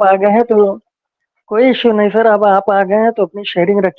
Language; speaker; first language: Hindi; native; Hindi